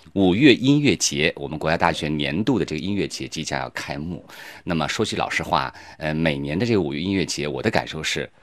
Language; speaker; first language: Chinese; native; Chinese